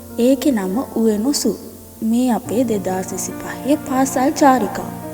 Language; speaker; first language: Sinhala; native; Sinhala